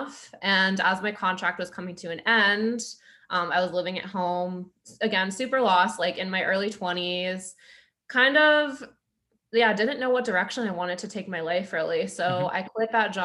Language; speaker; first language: English; native; English